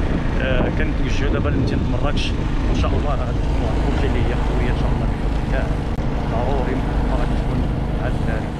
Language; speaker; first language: Arabic; native; Arabic